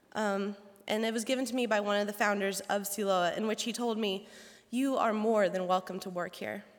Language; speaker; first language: English; native; English